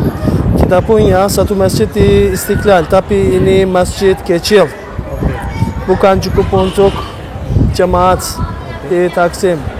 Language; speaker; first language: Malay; non-native, learner; Turkish